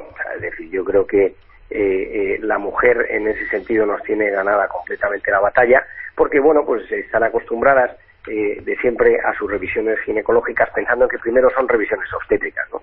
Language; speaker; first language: Spanish; native; Spanish